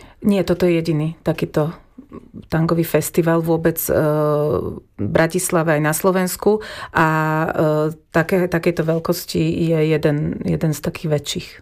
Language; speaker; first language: Slovak; native; Slovak